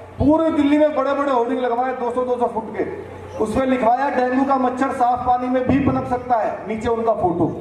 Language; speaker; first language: Hindi; native; Hindi